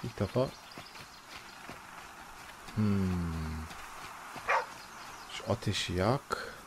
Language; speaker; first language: Turkish; native; Turkish